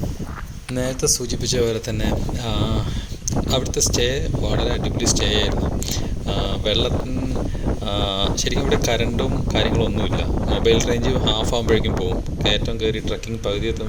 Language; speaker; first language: Malayalam; native; Malayalam